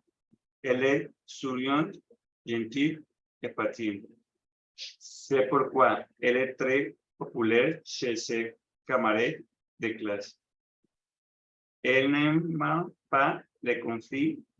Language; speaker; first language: French; non-native, learner; Spanish